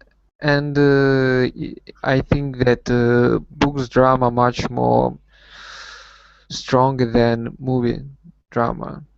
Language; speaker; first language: English; non-native, learner; Russian